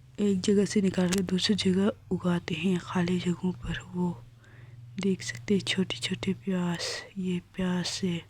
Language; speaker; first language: Urdu; non-native, local second language; Shina